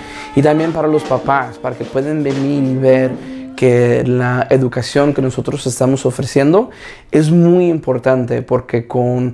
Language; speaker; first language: Spanish; early bilingual, other home language; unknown